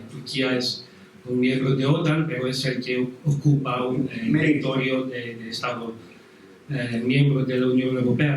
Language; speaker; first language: Spanish; non-native, fluent; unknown